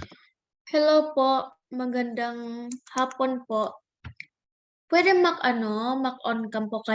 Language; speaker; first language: Filipino; non-native, fluent; Indonesian